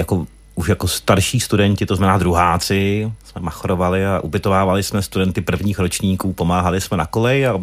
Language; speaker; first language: Czech; native; Czech